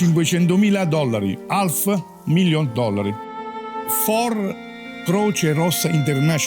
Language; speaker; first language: English; non-native, learner; Italian